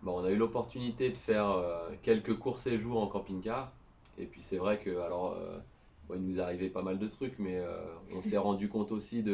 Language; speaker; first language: French; native; French